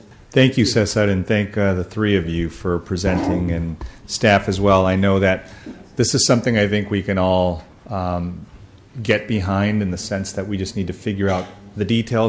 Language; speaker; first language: English; early bilingual, other home language; Spanish